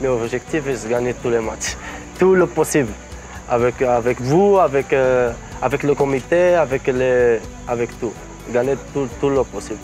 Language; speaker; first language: French; non-native, learner; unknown